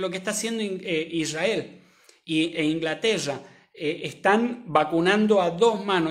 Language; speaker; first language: Spanish; native; Spanish